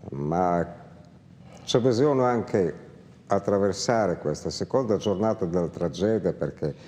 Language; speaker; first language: Italian; non-native, fluent; Russian